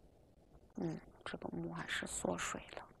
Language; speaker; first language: Chinese; native; Chinese